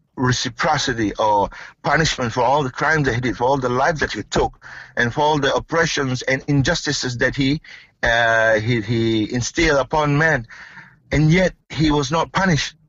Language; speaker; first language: English; non-native, local second language; Malay